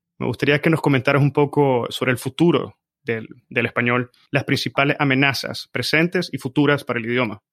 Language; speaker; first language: Spanish; native; Spanish